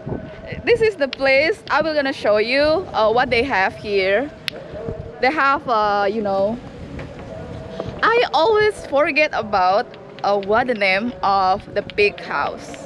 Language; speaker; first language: English; non-native, learner; Indonesian